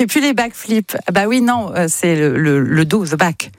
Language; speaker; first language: French; native; French